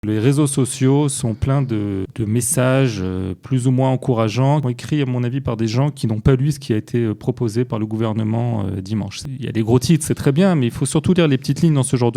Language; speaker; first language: French; native; French